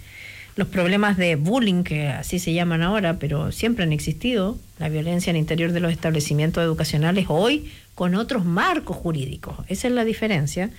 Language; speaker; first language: Spanish; native; Spanish